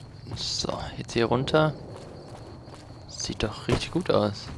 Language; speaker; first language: German; native; German